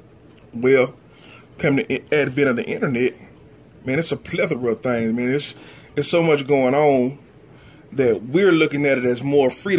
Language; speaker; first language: English; native; English